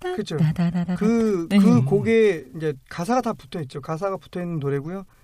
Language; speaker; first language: Korean; native; Korean